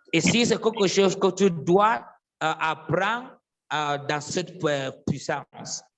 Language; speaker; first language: French; non-native, fluent; English